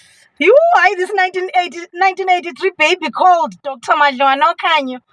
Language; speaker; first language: English; non-native, local second language; Xhosa